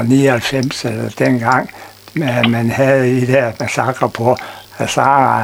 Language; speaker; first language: Danish; non-native, fluent; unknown